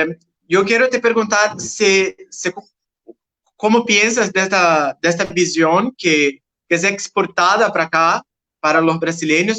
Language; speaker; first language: Spanish; non-native, learner; Portuguese